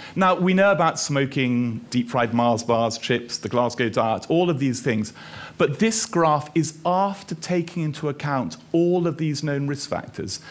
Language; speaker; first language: English; native; English